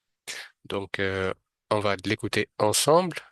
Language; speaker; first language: French; non-native, fluent; Arabic